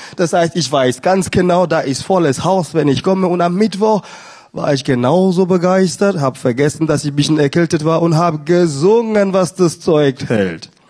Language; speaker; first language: German; non-native, fluent; French